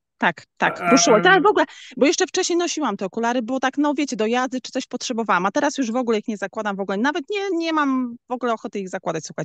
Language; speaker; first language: Polish; native; Polish